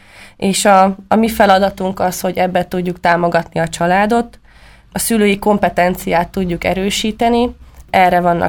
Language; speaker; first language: Hungarian; native; Hungarian